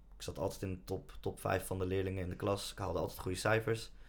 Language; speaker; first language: Dutch; native; Dutch